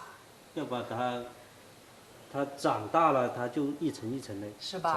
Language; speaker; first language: Chinese; non-native, local second language; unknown